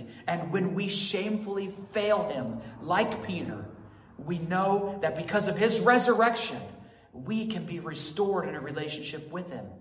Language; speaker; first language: English; native; English